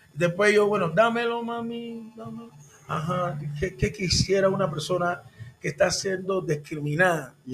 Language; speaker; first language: Spanish; non-native, local second language; English